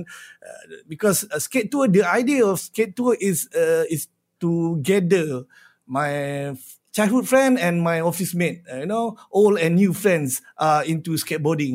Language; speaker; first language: English; non-native, local second language; Malay